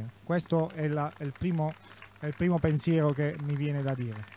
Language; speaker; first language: Italian; native; Italian